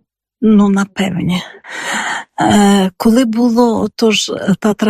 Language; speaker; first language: Polish; early bilingual, heritage; Polish